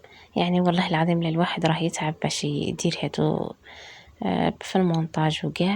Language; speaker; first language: Arabic; native; Arabic